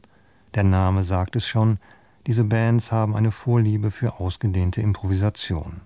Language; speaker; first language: German; native; German